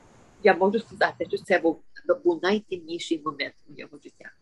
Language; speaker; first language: Ukrainian; early bilingual, heritage; Ukrainian